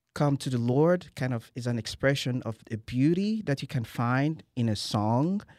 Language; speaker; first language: English; non-native, local second language; Igbo